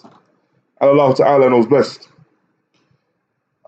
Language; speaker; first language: English; native; English